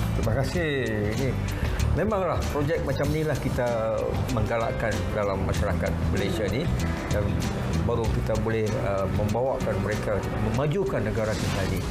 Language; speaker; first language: Malay; non-native, local second language; Tamil